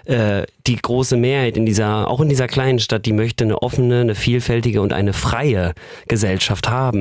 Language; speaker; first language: German; native; German